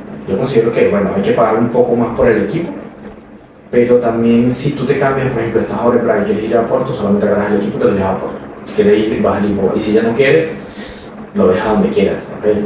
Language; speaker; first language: Spanish; native; Spanish